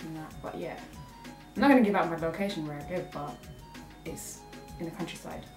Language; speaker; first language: English; native; English